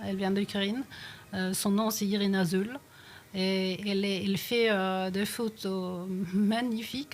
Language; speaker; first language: French; non-native, fluent; Norwegian